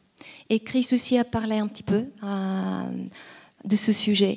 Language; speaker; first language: French; non-native, fluent; Bulgarian